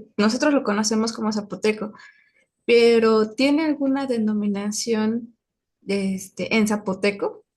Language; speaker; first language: Spanish; native; Spanish